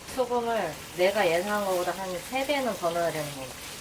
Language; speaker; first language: Korean; native; Korean